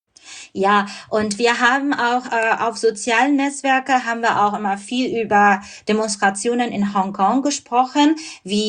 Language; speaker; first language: German; non-native, fluent; Burmese